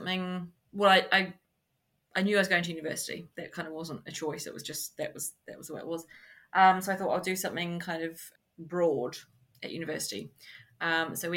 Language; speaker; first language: English; native; English